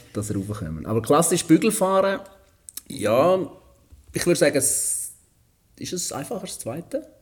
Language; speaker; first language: German; native; German